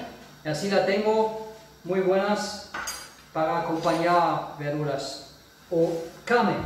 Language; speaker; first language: Spanish; non-native, fluent; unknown